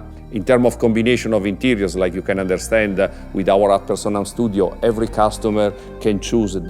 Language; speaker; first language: English; non-native, fluent; Italian